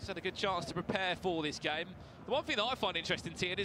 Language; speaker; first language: English; native; English